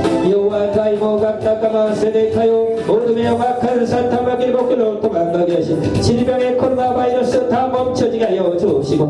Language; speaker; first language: Korean; native; Korean